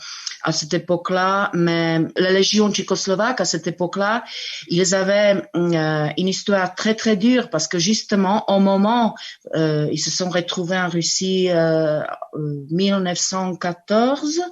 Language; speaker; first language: French; non-native, fluent; Czech